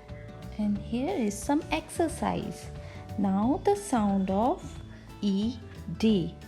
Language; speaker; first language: English; non-native, local second language; Hindi